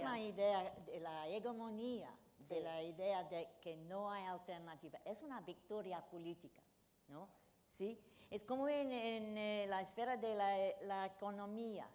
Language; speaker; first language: Spanish; non-native, fluent; English